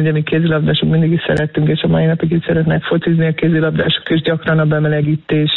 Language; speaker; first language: Hungarian; native; Hungarian